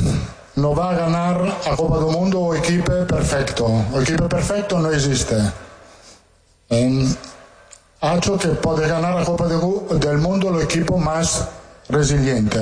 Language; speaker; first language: Portuguese; non-native, learner; Italian